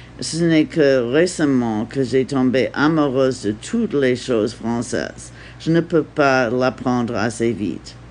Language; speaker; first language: French; non-native, learner; English